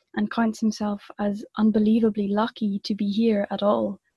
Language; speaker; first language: English; native; English